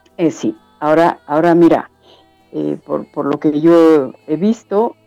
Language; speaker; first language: Spanish; native; Spanish